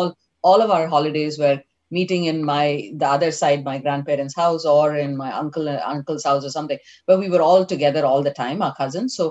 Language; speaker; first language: English; non-native, local second language; Tamil